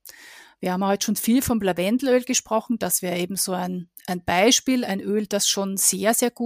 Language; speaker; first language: German; native; German